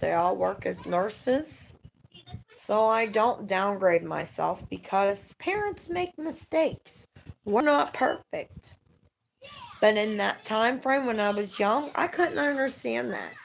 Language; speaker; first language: English; native; English